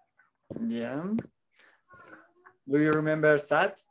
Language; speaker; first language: English; non-native, learner; Spanish